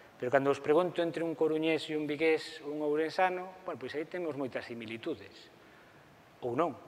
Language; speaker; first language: Galician; native; Galician